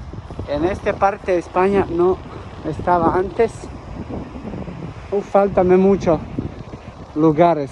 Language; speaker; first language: Spanish; non-native, learner; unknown